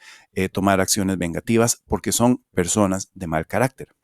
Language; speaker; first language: Spanish; native; Spanish